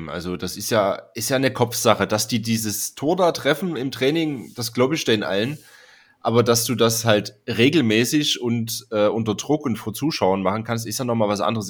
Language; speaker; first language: German; native; German